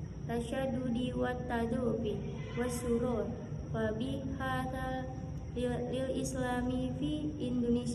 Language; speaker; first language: Arabic; non-native, learner; Indonesian